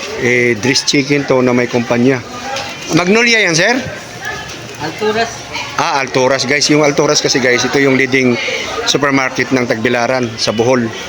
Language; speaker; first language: Filipino; non-native, local second language; Cebuano